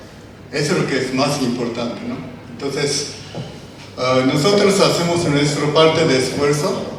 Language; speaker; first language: Spanish; non-native, learner; Japanese